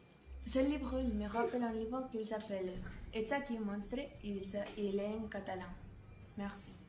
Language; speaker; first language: French; non-native, learner; Catalan